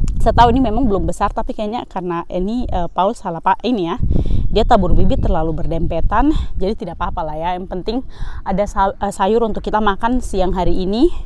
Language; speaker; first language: Indonesian; native; Indonesian